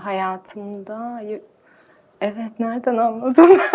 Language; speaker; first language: Turkish; early bilingual, heritage; Turkish